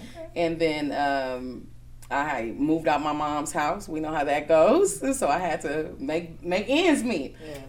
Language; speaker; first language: English; native; English